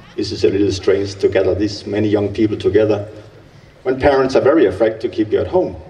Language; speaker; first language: English; non-native, fluent; Danish